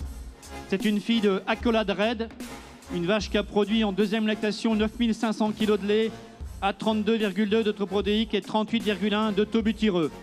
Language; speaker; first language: French; native; French